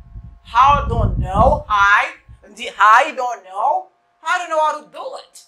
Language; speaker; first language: English; non-native, fluent; Haitian Creole